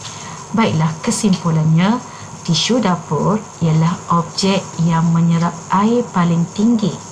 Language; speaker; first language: Malay; native; Malay